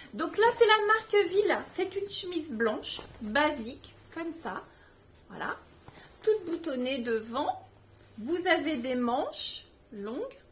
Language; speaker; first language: French; native; French